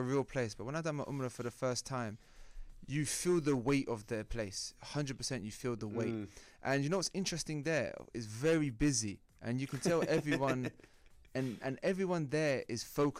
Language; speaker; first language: English; native; English